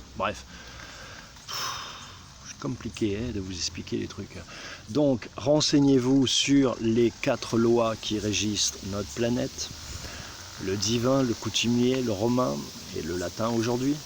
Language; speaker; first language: French; native; French